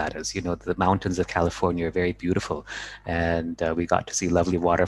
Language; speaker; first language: English; native; English